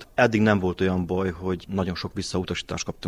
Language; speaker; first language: Hungarian; native; Hungarian